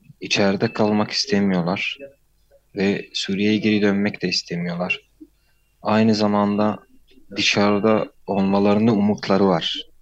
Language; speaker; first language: Turkish; non-native, fluent; Arabic